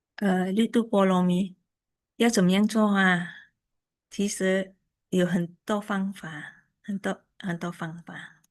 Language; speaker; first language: Chinese; early bilingual, heritage; Chinese